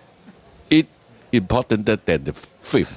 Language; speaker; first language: English; non-native, learner; Cantonese